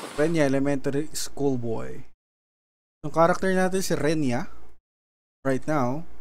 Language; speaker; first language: English; non-native, local second language; Filipino